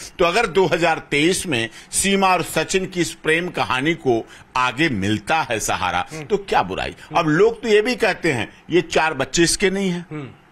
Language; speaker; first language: Hindi; native; Hindi